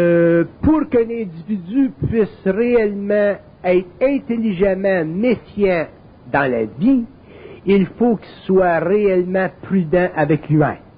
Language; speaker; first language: French; native; French